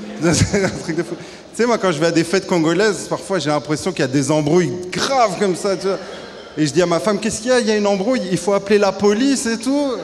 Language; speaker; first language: French; native; French